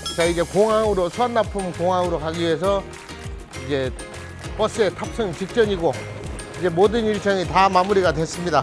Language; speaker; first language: Korean; native; Korean